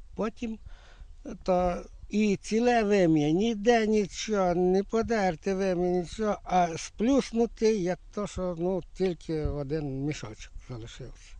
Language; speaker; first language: Ukrainian; native; Ukrainian